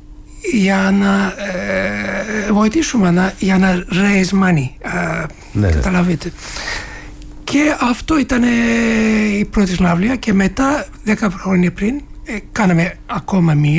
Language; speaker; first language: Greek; non-native, learner; Turkish